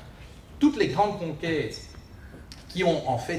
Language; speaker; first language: French; native; French